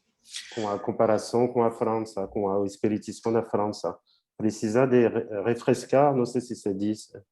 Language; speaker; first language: Portuguese; non-native, fluent; French